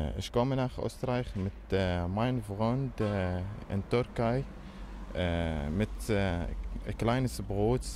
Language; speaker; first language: German; non-native, learner; Arabic